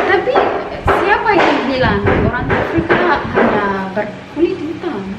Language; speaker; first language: Indonesian; non-native, learner; Amharic